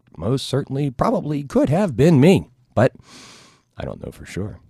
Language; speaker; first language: English; native; English